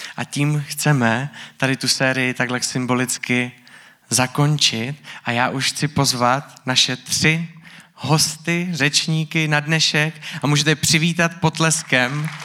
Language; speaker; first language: Czech; native; Czech